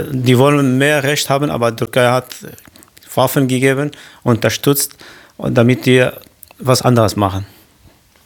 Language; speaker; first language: German; non-native, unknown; Kurdish